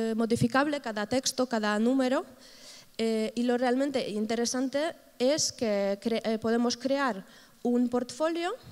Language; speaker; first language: Spanish; non-native, fluent; Polish